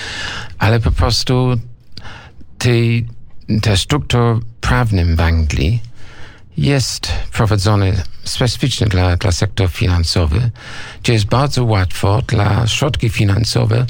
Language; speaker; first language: Polish; non-native, fluent; English